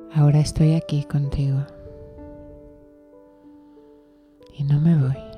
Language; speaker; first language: Spanish; native; Spanish